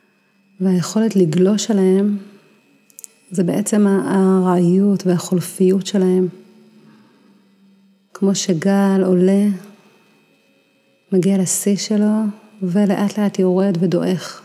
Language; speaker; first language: Hebrew; native; Hebrew